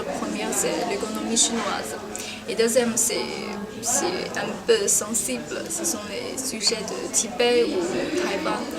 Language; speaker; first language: French; non-native, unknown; Chinese